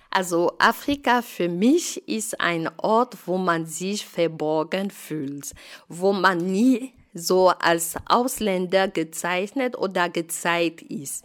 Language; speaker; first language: German; non-native, fluent; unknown